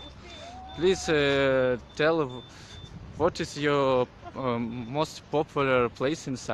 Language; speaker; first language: English; non-native, learner; Russian